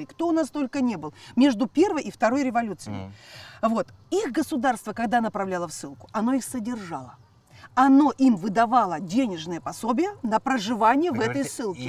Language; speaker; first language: Russian; native; Russian